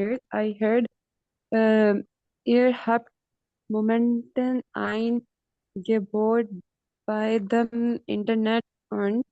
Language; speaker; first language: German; non-native, learner; Hindi